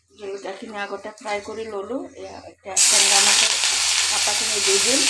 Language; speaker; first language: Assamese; non-native, local second language; Bangla